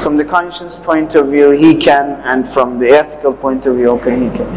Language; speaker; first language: English; non-native, fluent; Persian